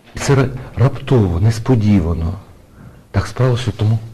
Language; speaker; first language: Ukrainian; native; Ukrainian